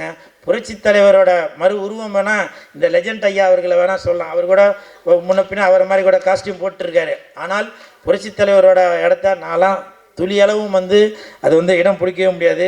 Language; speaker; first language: Tamil; native; Tamil